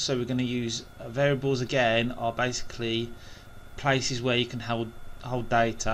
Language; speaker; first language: English; native; English